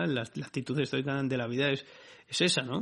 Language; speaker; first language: Spanish; native; Spanish